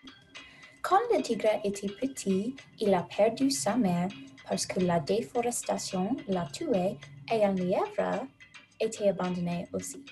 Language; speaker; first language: French; non-native, learner; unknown